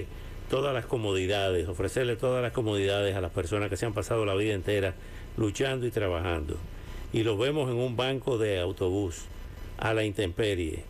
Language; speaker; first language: Spanish; native; Spanish